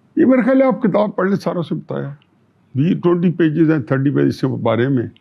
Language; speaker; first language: Urdu; non-native, local second language; Punjabi